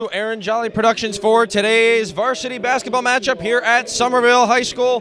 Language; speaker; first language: English; native; English